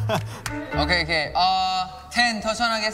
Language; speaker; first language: Korean; non-native, fluent; Thai